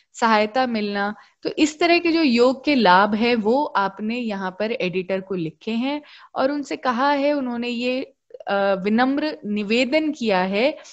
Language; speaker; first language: Hindi; native; Hindi